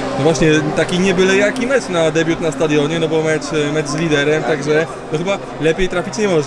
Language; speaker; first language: Polish; native; Polish